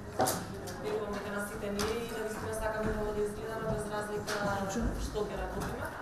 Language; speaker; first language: Macedonian; native; Macedonian